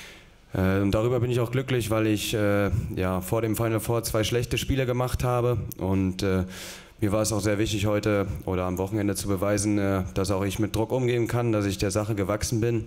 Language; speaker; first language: German; native; German